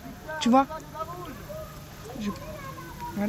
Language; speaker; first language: French; native; French